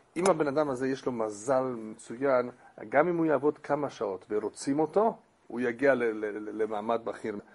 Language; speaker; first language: Hebrew; non-native, fluent; English